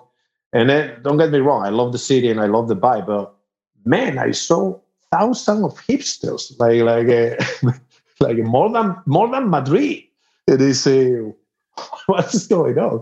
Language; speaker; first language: English; non-native, fluent; Spanish